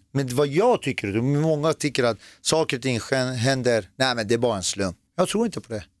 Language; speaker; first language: Swedish; early bilingual, other home language; Persian